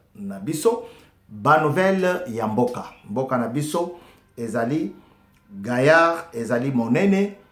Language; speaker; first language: Lingala; non-native, local second language; Luba-Lulua